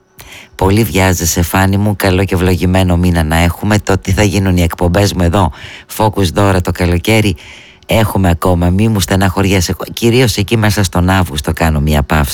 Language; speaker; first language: Greek; native; Greek